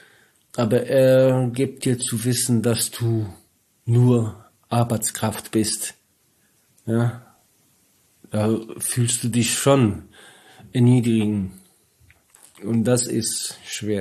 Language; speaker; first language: German; non-native, learner; Polish